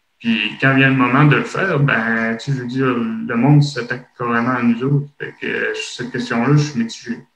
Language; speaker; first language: French; native; French